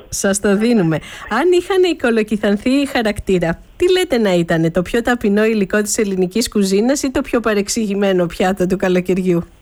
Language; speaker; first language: Greek; native; Greek